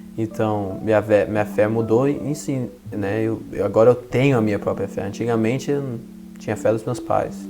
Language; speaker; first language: Portuguese; early bilingual, heritage; Portuguese